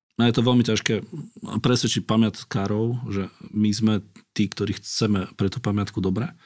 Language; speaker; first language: Slovak; native; Slovak